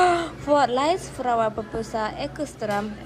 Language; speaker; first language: Spanish; non-native, learner; Japanese